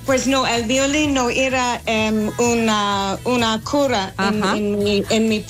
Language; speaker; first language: Spanish; non-native, fluent; English